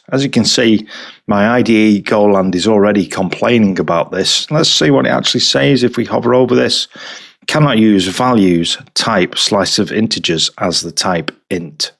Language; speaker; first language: English; native; English